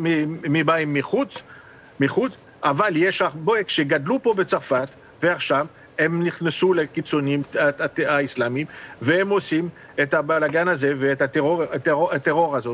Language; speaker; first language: Hebrew; non-native, fluent; French